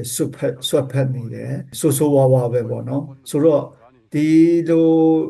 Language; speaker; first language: Burmese; non-native, local second language; Kachin